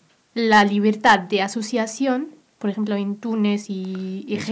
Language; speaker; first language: Spanish; non-native, local second language; Berber languages